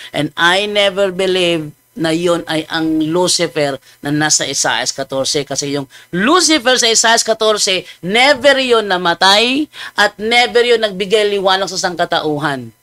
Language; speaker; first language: Filipino; non-native, local second language; Cebuano